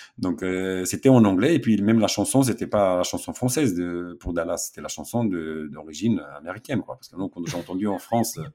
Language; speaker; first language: French; non-native, fluent; Romanian